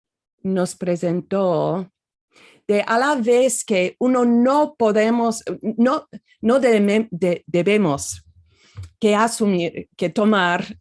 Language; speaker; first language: Spanish; non-native, fluent; English